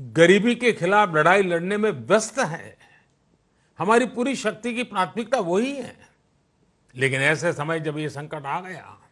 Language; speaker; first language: Hindi; non-native, local second language; Gujarati